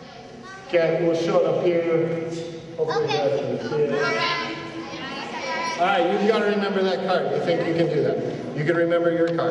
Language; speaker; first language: English; native; English